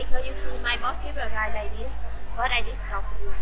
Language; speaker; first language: English; non-native, learner; Vietnamese